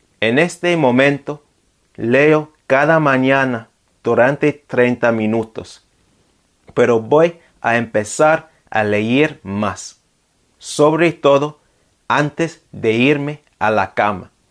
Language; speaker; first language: Spanish; non-native, fluent; English